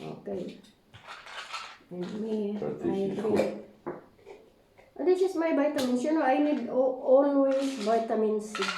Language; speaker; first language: English; non-native, learner; Filipino